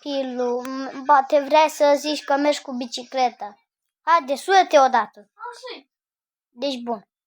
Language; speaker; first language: Romanian; native; Romanian